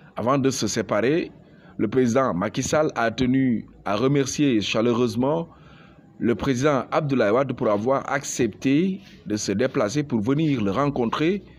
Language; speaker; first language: French; non-native, local second language; Wolof